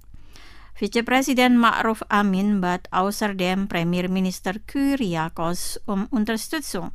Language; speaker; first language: German; non-native, fluent; Indonesian